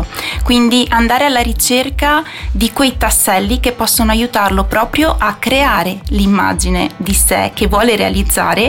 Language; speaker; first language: Italian; native; Italian